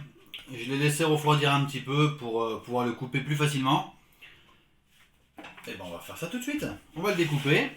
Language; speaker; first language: French; native; French